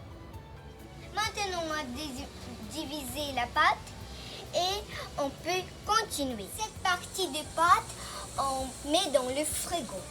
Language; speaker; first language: French; early bilingual, heritage; French